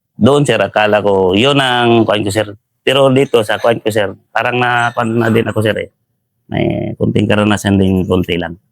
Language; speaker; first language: Filipino; non-native, local second language; Cebuano